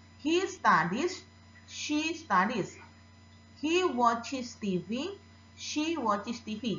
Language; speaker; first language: English; non-native, fluent; Indonesian